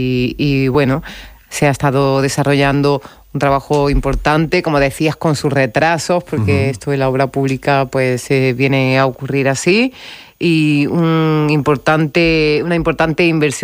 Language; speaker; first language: Spanish; native; Spanish